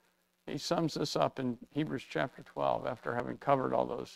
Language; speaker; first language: English; native; English